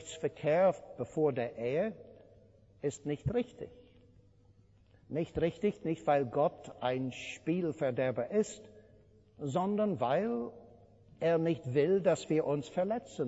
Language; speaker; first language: German; non-native, fluent; English